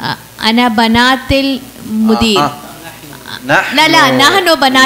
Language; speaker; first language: Arabic; non-native, learner; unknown